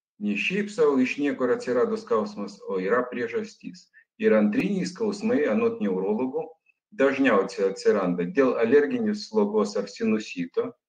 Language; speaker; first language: Lithuanian; non-native, local second language; Russian